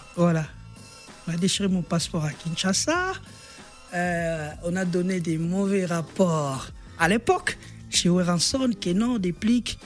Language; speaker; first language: French; non-native, local second language; Lingala